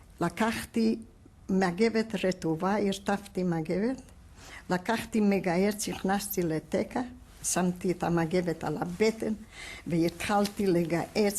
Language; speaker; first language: Hebrew; non-native, fluent; Hungarian